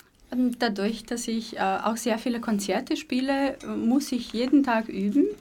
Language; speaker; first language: German; native; German